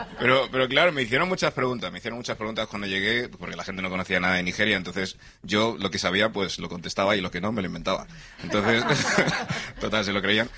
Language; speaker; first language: Spanish; early bilingual, other home language; English